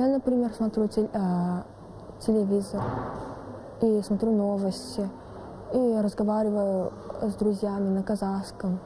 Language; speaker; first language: Russian; non-native, local second language; Korean